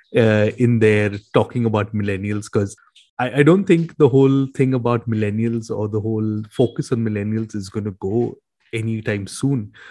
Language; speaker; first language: English; non-native, local second language; Hindi